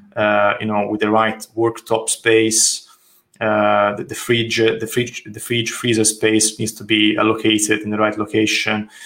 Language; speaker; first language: English; non-native, fluent; Italian